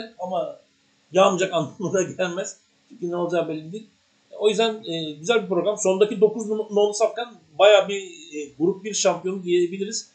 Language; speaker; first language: Turkish; native; Turkish